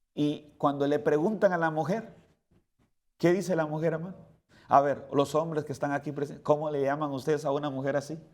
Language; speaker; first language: Spanish; native; Spanish